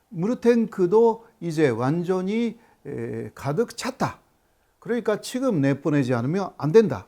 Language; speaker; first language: Korean; non-native, fluent; Japanese